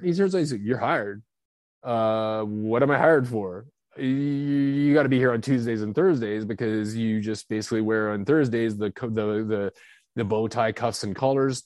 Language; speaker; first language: English; native; English